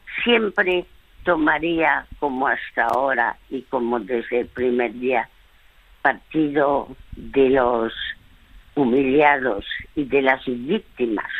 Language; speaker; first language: Spanish; early bilingual, other home language; French